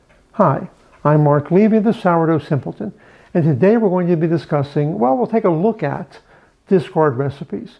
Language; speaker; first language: English; native; English